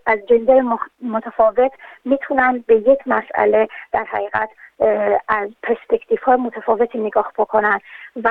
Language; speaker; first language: Persian; native; Persian